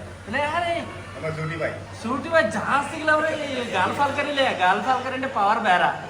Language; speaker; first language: Malayalam; non-native, learner; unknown